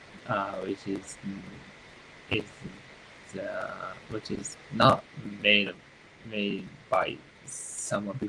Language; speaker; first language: English; non-native, learner; Japanese